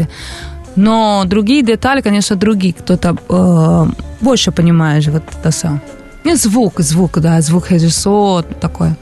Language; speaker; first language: Russian; non-native, learner; Portuguese